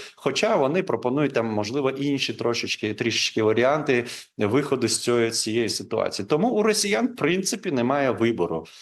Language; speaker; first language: Ukrainian; non-native, local second language; Crimean Tatar